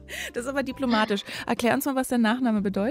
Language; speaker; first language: German; native; German